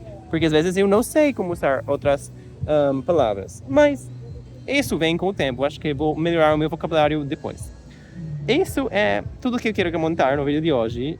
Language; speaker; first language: Portuguese; non-native, learner; English